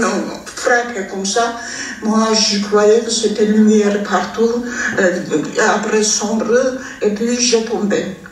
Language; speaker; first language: French; non-native, fluent; Armenian